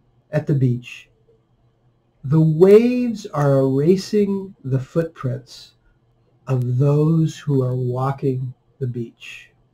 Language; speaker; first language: English; native; English